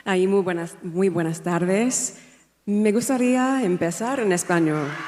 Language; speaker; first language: Spanish; non-native, learner; English